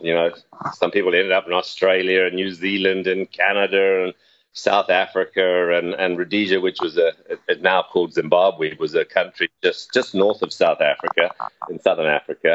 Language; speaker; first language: English; native; English